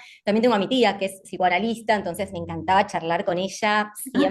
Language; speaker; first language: Spanish; native; Spanish